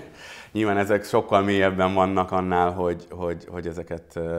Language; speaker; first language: Hungarian; early bilingual, other home language; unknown